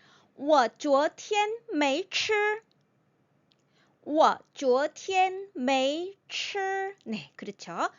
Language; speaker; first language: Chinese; non-native, fluent; Korean